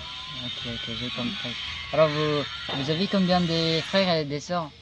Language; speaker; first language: French; non-native, learner; Indonesian